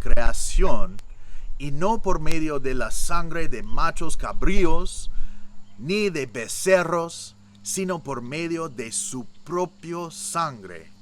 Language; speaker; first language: Spanish; non-native, fluent; English